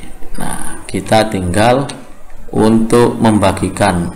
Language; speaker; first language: Indonesian; native; Indonesian